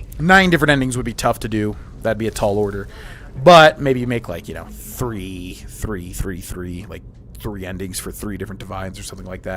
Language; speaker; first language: English; native; English